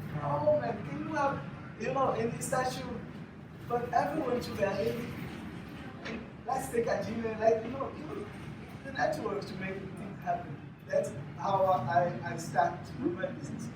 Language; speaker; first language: English; non-native, fluent; Portuguese